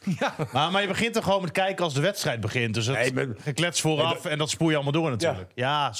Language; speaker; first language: Dutch; native; Dutch